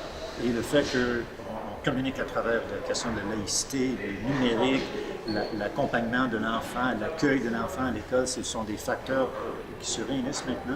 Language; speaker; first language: French; native; French